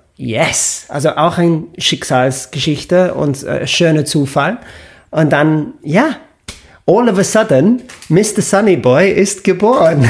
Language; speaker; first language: German; non-native, fluent; English